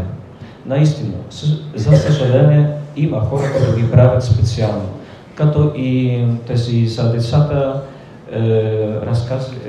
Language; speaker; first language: Bulgarian; non-native, fluent; Polish